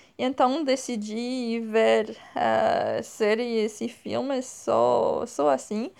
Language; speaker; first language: Portuguese; non-native, fluent; French